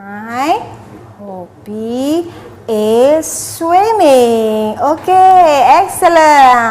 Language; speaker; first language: English; non-native, learner; Indonesian